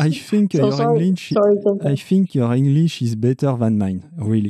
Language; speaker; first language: English; non-native, learner; French